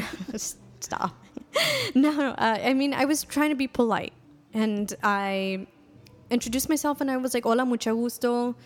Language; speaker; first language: English; native; English